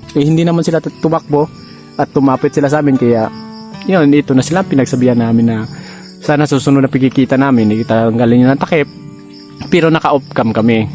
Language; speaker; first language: Filipino; non-native, local second language; Cebuano